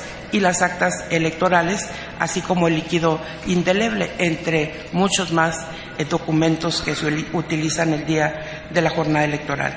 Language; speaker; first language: Spanish; native; Spanish